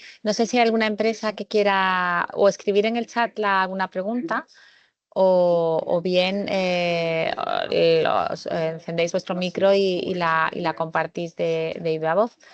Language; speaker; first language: Spanish; native; Spanish